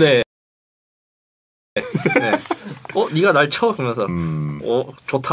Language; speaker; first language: Korean; native; Korean